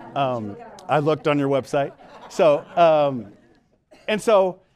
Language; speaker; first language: English; native; English